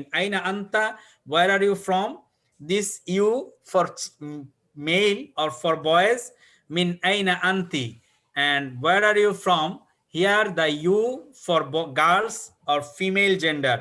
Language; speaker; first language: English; non-native, fluent; Bangla